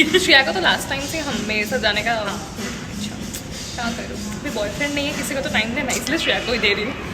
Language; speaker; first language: Hindi; non-native, local second language; Bangla